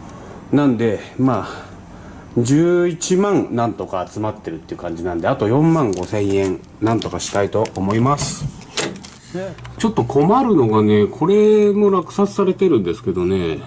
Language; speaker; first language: Japanese; native; Japanese